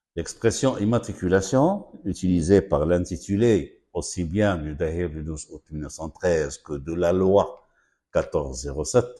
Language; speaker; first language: French; non-native, local second language; Arabic